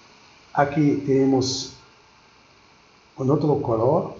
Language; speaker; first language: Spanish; non-native, learner; Arabic